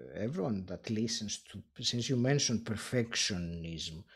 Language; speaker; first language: English; non-native, fluent; Greek